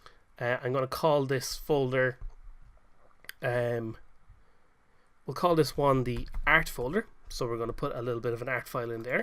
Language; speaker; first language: English; native; English